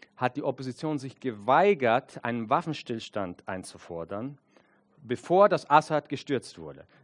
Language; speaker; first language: German; non-native, fluent; English